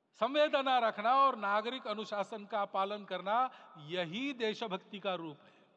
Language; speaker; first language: Hindi; non-native, local second language; Marathi